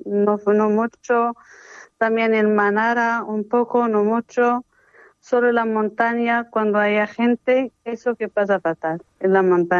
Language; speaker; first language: Spanish; non-native, fluent; Arabic